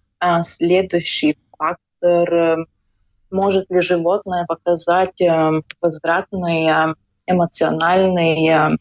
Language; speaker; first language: Russian; non-native, local second language; Latvian